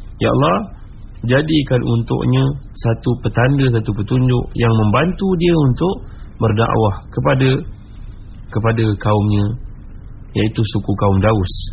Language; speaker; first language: Malay; native; Malay